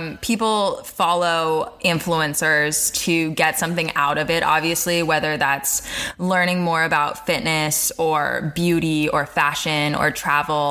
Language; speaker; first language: English; native; English